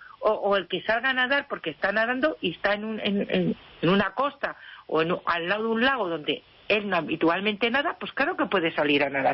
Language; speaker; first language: Spanish; native; Spanish